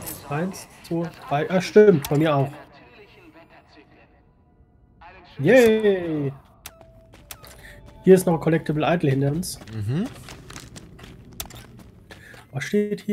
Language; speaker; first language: German; native; German